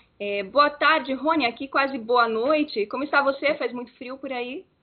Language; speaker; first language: Portuguese; native; Portuguese